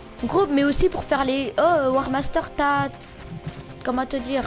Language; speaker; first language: French; native; French